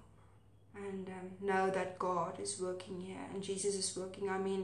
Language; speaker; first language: English; non-native, local second language; Afrikaans